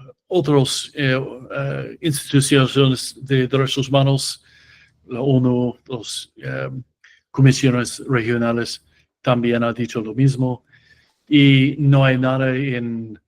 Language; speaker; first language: Spanish; non-native, fluent; English